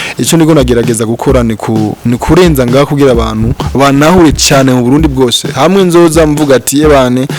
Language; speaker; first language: Rundi; non-native, local second language; Swahili